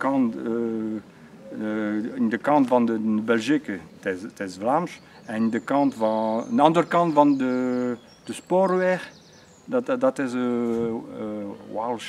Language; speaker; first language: Dutch; non-native, local second language; French